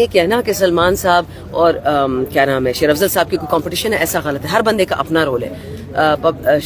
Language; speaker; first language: Urdu; non-native, local second language; Pashto